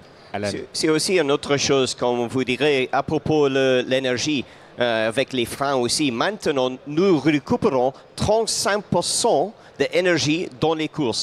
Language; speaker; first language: French; non-native, fluent; English